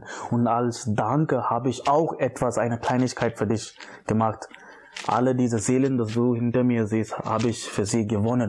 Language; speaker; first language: German; non-native, fluent; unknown